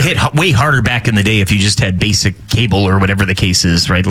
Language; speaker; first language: English; native; English